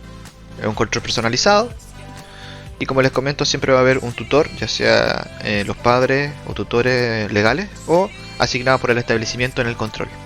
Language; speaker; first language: Spanish; native; Spanish